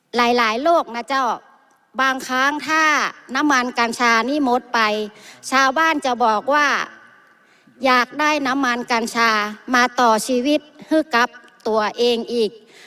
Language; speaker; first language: Thai; native; Thai